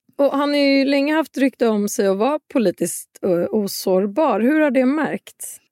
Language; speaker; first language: Swedish; native; Swedish